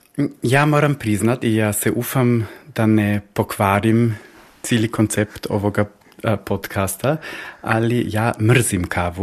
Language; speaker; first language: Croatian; early bilingual, heritage; Croatian